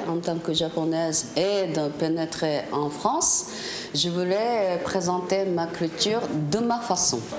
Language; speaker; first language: French; non-native, fluent; Japanese